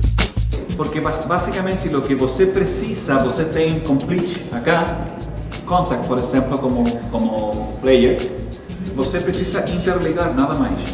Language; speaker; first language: Portuguese; non-native, learner; Spanish